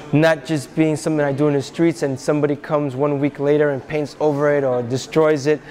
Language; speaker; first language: English; native; English